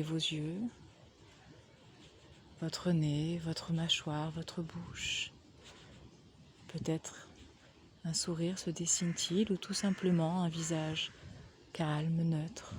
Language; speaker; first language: French; native; French